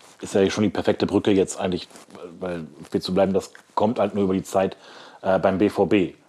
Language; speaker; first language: German; native; German